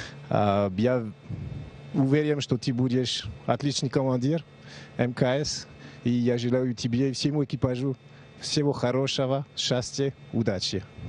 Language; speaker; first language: Russian; non-native, learner; French